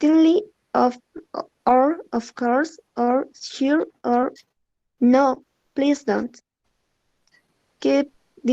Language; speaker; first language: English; non-native, learner; Spanish